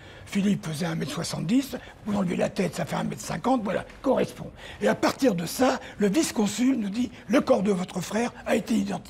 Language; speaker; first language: French; native; French